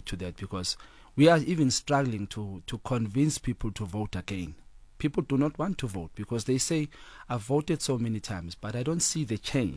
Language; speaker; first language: English; non-native, local second language; Zulu